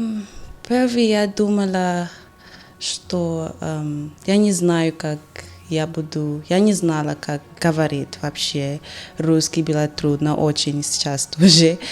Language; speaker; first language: Russian; non-native, learner; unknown